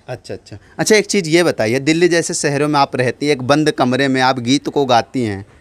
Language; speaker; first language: Hindi; native; Hindi